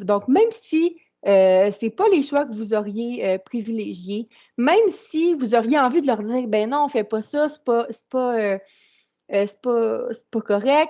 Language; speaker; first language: French; native; French